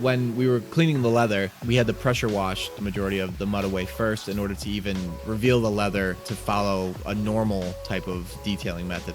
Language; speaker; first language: English; native; English